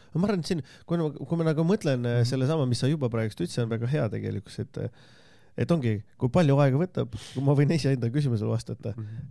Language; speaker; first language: Estonian; non-native, local second language; Russian